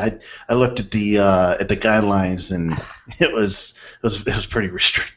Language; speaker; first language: English; native; English